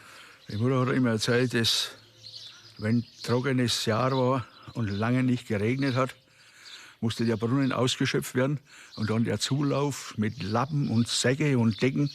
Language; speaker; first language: German; native; German